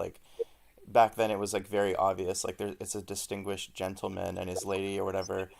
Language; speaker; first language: English; native; English